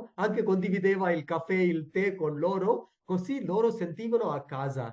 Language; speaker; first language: Italian; non-native, fluent; Tamil